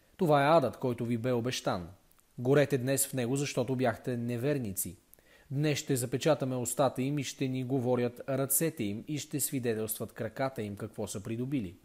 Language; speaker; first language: Bulgarian; native; Bulgarian